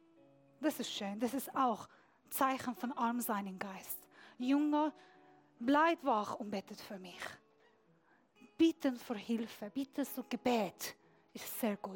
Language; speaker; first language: German; non-native, fluent; Persian